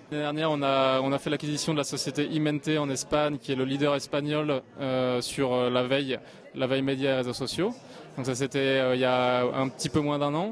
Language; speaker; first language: French; native; French